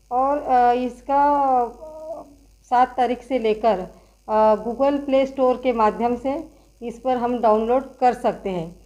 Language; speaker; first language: Hindi; non-native, local second language; Marathi